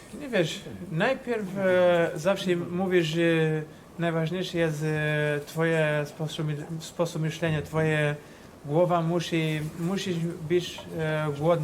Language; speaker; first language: Polish; non-native, fluent; Portuguese